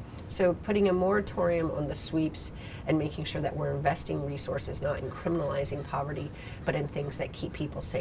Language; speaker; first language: English; native; English